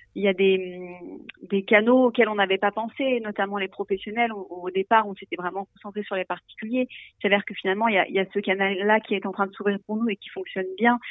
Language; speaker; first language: French; native; French